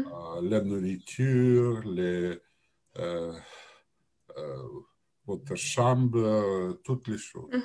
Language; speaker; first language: French; non-native, learner; Russian